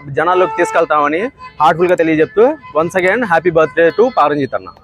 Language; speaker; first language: Telugu; native; Telugu